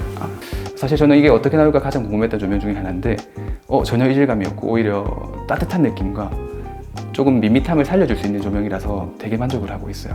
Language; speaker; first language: Korean; native; Korean